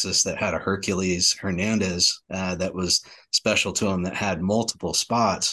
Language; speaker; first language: English; native; English